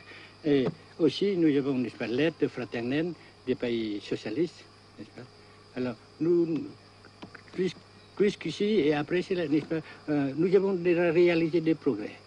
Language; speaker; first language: French; non-native, local second language; Vietnamese